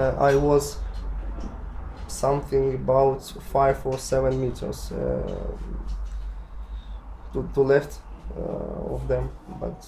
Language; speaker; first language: English; non-native, learner; Ukrainian